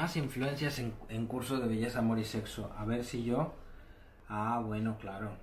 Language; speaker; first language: Spanish; native; Spanish